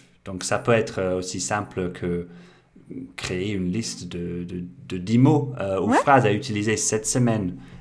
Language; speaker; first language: French; non-native, fluent; English